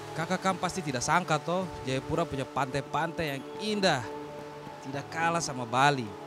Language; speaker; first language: Indonesian; native; Indonesian